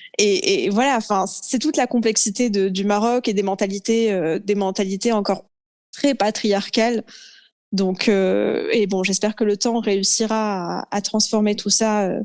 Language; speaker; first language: French; early bilingual, other home language; Arabic